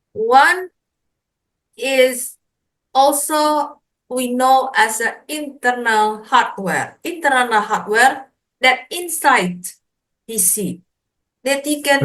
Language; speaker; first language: English; non-native, fluent; Indonesian